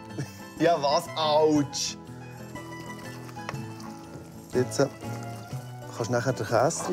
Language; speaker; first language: German; native; German